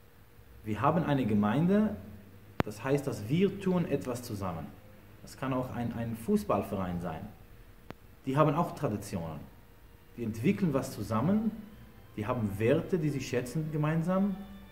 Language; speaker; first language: German; non-native, fluent; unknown